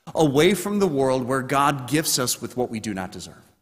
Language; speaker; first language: English; native; English